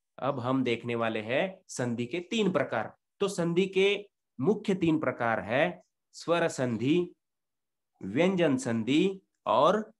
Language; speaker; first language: Hindi; non-native, local second language; Marathi